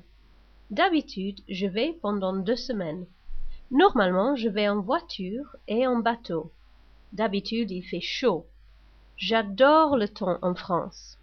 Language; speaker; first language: French; non-native, learner; English